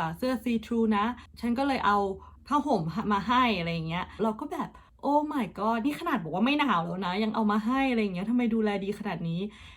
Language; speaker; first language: Thai; early bilingual, heritage; Thai